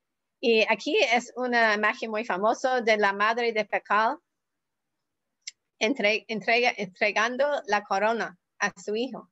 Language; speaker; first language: Spanish; non-native, learner; English